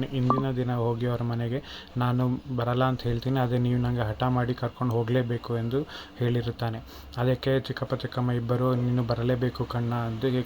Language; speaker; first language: Kannada; native; Kannada